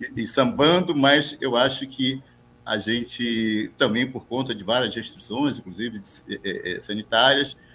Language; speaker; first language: Portuguese; native; Portuguese